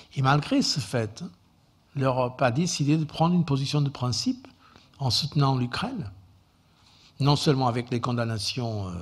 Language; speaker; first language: French; non-native, fluent; Portuguese